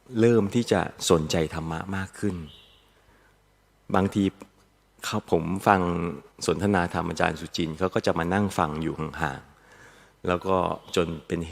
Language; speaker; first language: Thai; native; Thai